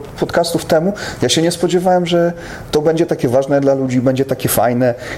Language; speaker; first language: Polish; native; Polish